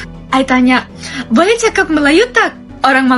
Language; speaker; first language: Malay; non-native, learner; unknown